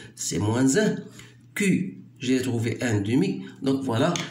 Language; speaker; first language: French; non-native, local second language; Arabic